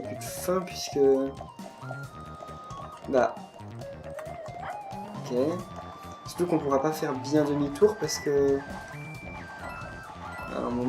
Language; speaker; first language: French; native; French